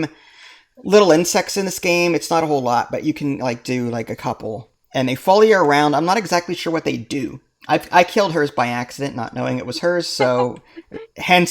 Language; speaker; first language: English; native; English